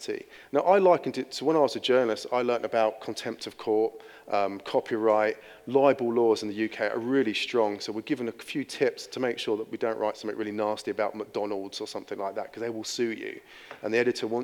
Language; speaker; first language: English; native; English